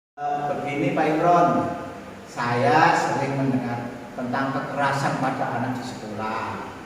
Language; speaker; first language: Indonesian; native; Indonesian